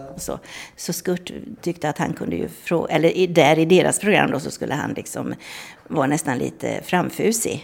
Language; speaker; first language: Swedish; native; Swedish